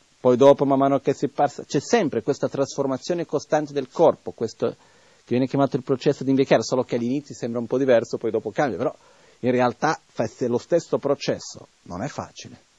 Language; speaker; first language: Italian; non-native, fluent; Portuguese